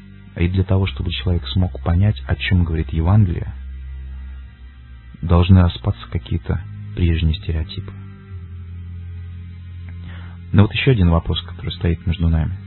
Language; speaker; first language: Russian; native; Russian